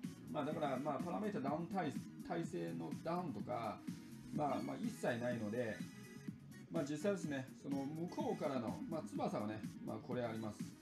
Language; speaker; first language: Japanese; native; Japanese